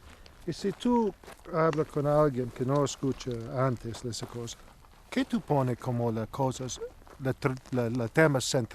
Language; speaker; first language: Spanish; non-native, learner; English